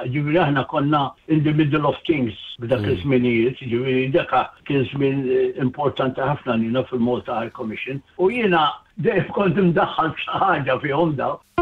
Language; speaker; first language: Maltese; native; Maltese